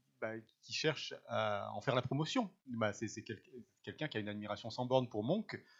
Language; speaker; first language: French; native; French